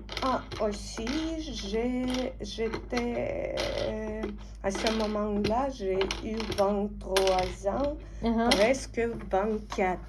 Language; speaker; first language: French; non-native, fluent; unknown